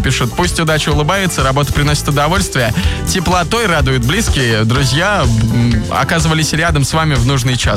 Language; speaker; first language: Russian; native; Russian